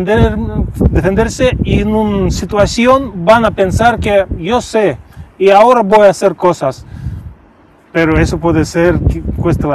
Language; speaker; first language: Spanish; non-native, fluent; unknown